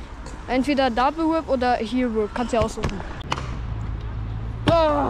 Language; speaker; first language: German; native; German